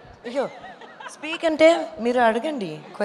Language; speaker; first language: Telugu; non-native, learner; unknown